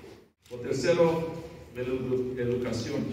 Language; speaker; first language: Spanish; early bilingual, heritage; English